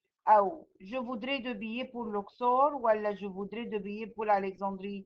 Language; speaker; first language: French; non-native, fluent; Arabic